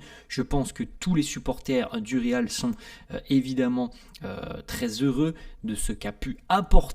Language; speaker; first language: French; native; French